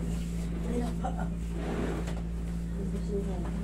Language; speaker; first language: Filipino; native; Filipino